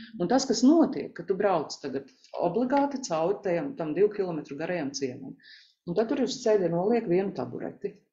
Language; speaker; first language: Latvian; native; Latvian